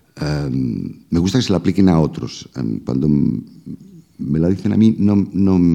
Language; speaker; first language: Spanish; native; Spanish